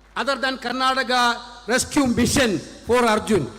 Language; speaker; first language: English; non-native, local second language; Malayalam